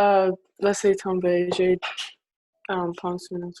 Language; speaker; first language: French; non-native, learner; English